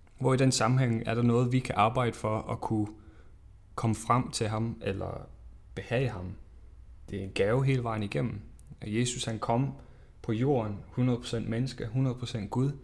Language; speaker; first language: Danish; non-native, fluent; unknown